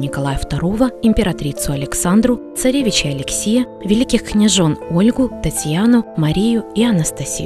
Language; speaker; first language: Russian; native; Russian